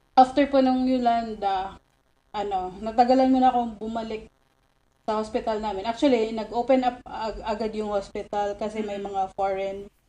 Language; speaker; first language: Filipino; non-native, local second language; Waray